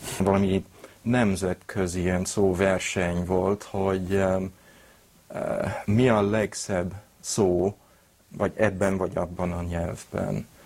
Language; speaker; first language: Hungarian; non-native, fluent; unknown